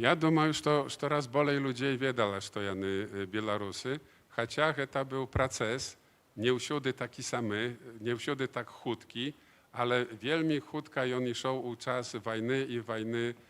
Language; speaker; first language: Polish; non-native, learner; Belarusian